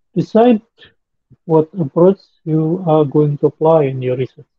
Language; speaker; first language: English; non-native, fluent; Indonesian